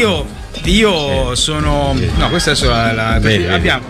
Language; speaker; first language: Italian; native; Italian